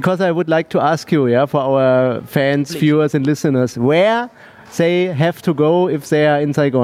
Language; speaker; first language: English; non-native, learner; German